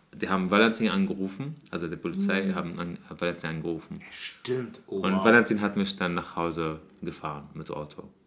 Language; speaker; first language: German; non-native, fluent; Arabic